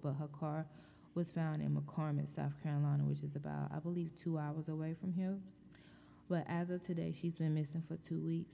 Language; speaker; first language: English; native; English